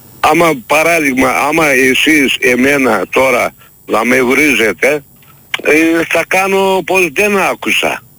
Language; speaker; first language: Greek; non-native, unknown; Turkish